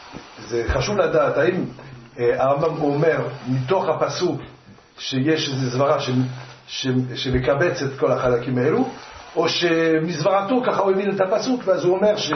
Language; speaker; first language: Hebrew; non-native, fluent; French